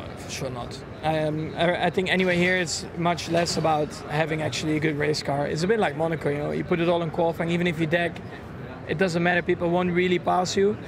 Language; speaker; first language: English; non-native, fluent; Dutch